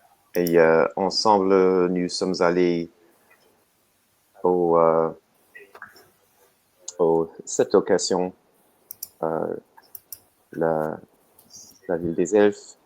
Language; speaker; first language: French; non-native, learner; English